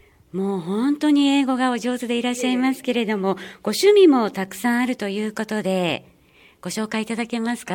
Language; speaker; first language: Japanese; native; Japanese